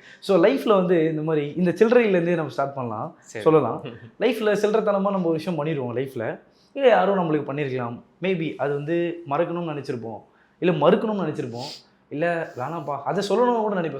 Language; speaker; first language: Tamil; native; Tamil